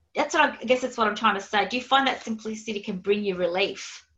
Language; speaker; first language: English; native; English